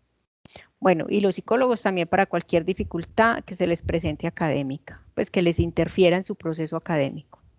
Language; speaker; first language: Spanish; native; Spanish